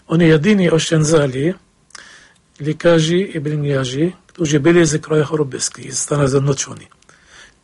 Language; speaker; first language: Polish; non-native, fluent; Arabic